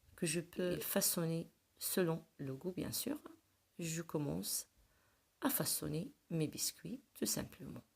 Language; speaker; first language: French; non-native, local second language; Arabic